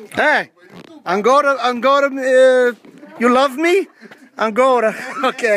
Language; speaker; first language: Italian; early bilingual, heritage; English